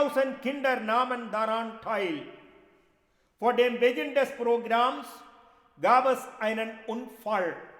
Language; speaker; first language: German; non-native, fluent; Malayalam